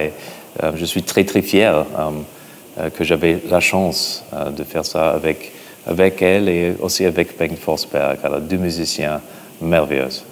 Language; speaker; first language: French; non-native, fluent; English